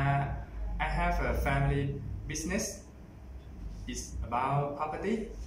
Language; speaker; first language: English; non-native, learner; Thai